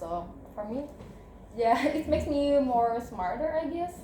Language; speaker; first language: English; non-native, learner; Indonesian